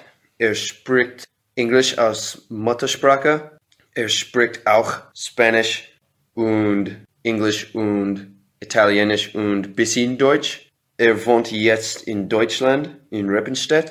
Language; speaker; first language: German; non-native, learner; English